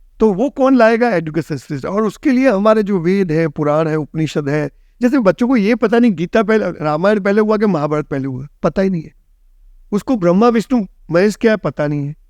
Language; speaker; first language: Hindi; non-native, local second language; Gujarati